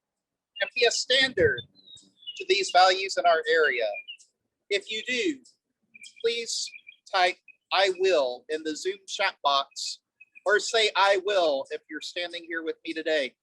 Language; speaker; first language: English; native; English